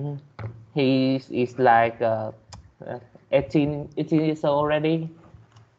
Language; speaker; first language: English; non-native, learner; Vietnamese